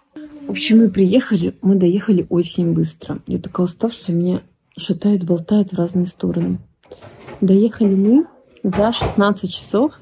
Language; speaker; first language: Russian; native; Russian